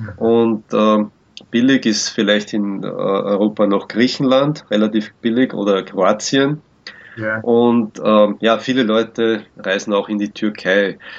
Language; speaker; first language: German; native; German